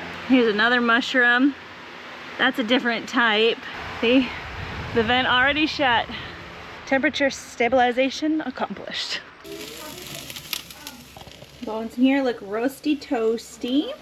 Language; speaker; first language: English; native; English